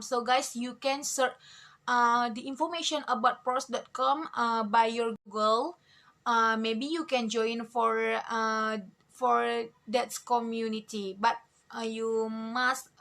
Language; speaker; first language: English; non-native, learner; Indonesian